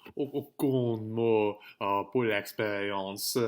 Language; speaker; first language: French; non-native, learner; English